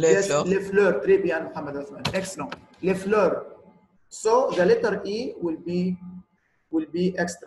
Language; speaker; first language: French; non-native, fluent; Arabic